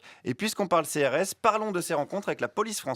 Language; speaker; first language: French; native; French